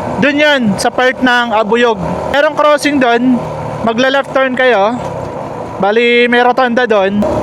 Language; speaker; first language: Filipino; non-native, local second language; Bikol